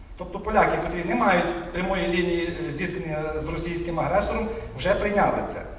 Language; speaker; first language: Ukrainian; native; Ukrainian